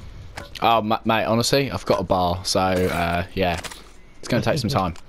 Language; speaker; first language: English; native; English